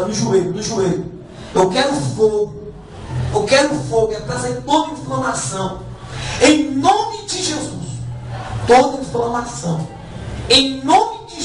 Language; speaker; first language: Portuguese; native; Portuguese